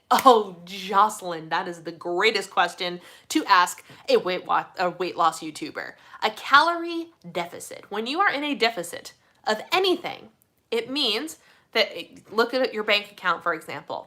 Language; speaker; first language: English; native; English